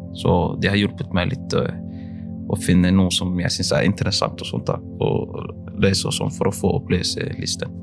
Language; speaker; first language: Norwegian; early bilingual, other home language; Somali